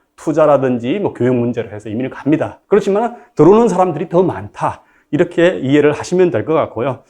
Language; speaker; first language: Korean; native; Korean